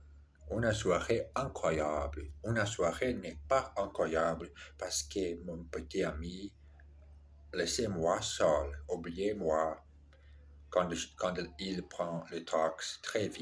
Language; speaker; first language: French; non-native, learner; Portuguese